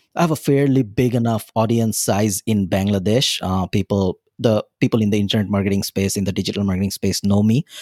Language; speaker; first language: English; non-native, local second language; Bangla